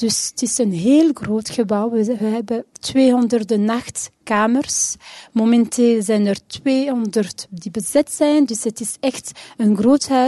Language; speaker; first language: Dutch; non-native, local second language; French